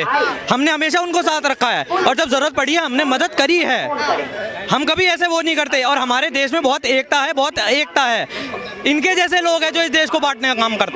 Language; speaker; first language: Hindi; native; Hindi